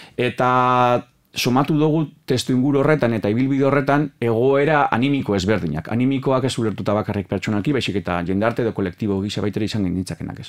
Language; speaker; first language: Basque; native; Basque